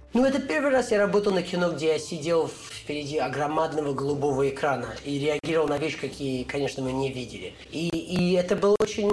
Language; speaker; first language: Russian; early bilingual, heritage; Russian